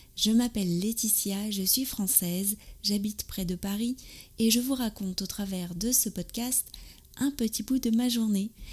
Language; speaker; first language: French; native; French